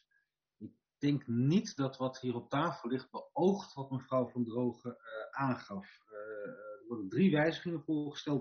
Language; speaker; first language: Dutch; native; Dutch